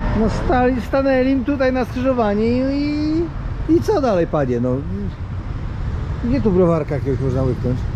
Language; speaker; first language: Polish; native; Polish